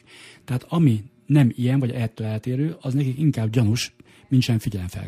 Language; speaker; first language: Hungarian; native; Hungarian